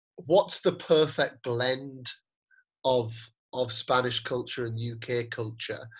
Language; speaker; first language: English; native; English